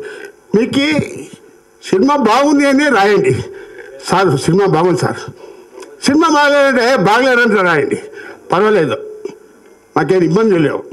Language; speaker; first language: Telugu; non-native, learner; Kannada